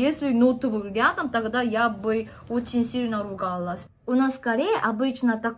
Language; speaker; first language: Russian; non-native, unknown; Korean